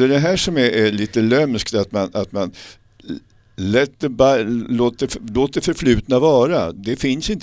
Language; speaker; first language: Swedish; native; Swedish